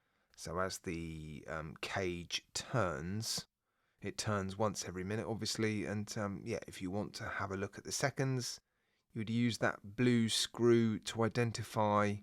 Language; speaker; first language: English; native; English